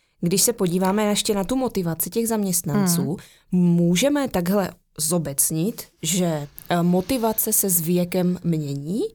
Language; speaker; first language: Czech; native; Czech